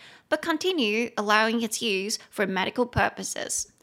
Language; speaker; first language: English; non-native, fluent; Chinese